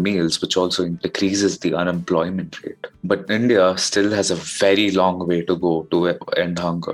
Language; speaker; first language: English; non-native, local second language; Hindi